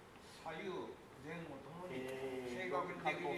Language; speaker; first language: Japanese; native; Japanese